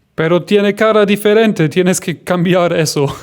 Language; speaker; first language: Spanish; non-native, fluent; German